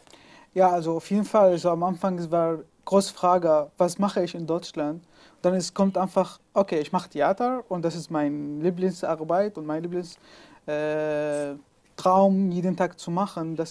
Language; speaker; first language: German; non-native, learner; Arabic